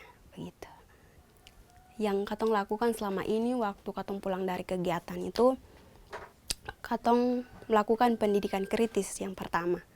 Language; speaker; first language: Indonesian; non-native, local second language; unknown